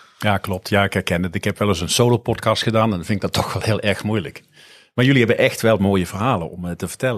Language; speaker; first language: Dutch; native; Dutch